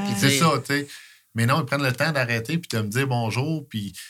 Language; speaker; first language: French; native; French